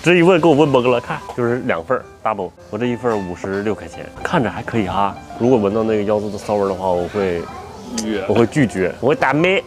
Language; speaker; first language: Chinese; native; Chinese